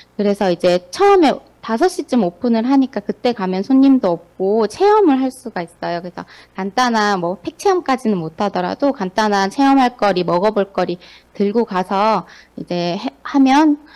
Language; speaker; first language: Korean; native; Korean